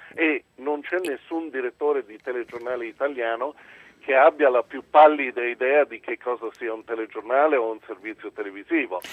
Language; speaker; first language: Italian; early bilingual, other home language; English